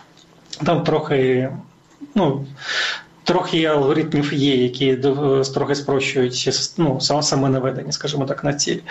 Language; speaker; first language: Ukrainian; native; Ukrainian